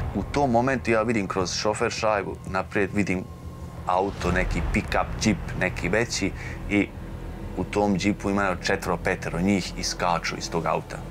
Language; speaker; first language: Serbian; native; Serbian